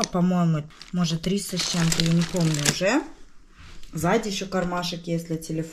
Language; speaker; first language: Russian; native; Russian